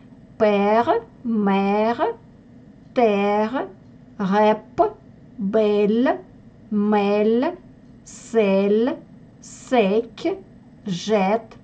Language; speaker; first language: French; non-native, fluent; Russian